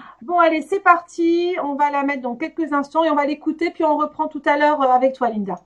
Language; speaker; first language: French; native; French